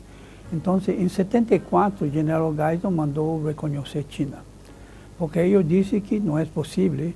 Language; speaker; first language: Spanish; non-native, fluent; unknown